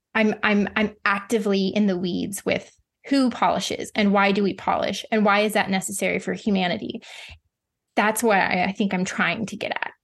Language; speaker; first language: English; native; English